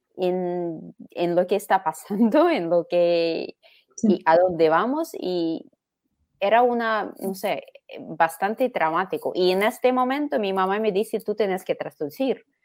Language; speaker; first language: Spanish; non-native, fluent; Russian